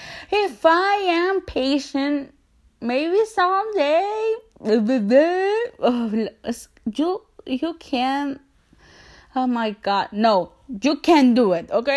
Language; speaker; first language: English; non-native, learner; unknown